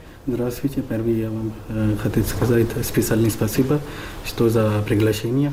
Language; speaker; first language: Russian; non-native, local second language; Urdu